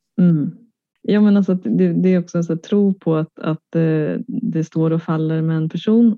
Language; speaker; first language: Swedish; native; Swedish